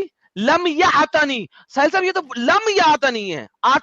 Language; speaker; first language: Hindi; native; Hindi